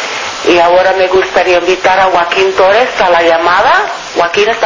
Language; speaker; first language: Spanish; non-native, fluent; English